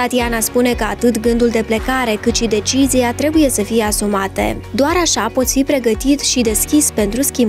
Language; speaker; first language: Romanian; native; Romanian